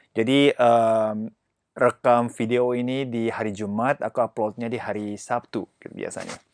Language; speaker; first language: Indonesian; non-native, fluent; Japanese